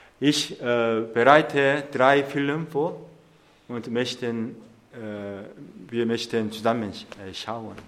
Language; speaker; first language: German; non-native, fluent; Korean